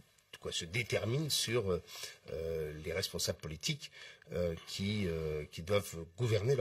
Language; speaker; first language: French; native; French